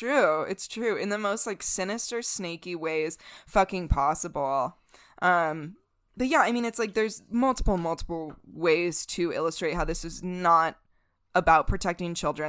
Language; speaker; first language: English; native; English